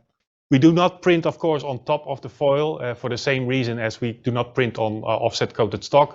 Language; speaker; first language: English; non-native, fluent; Dutch